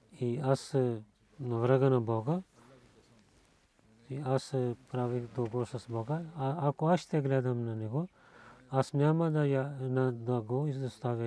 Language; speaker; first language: Bulgarian; non-native, learner; Urdu